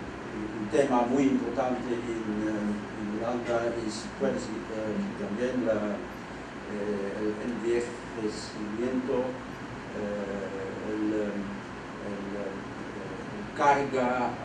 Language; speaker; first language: Spanish; non-native, fluent; Dutch